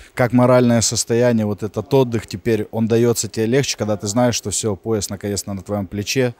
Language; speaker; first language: Russian; native; Russian